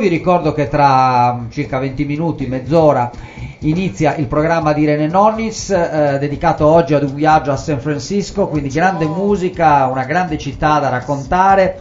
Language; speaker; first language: Italian; native; Italian